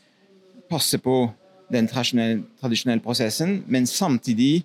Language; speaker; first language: Norwegian; non-native, fluent; French